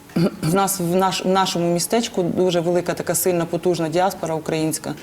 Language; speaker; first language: Ukrainian; native; Ukrainian